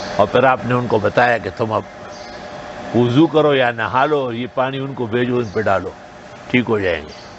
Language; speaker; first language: Urdu; non-native, local second language; Pashto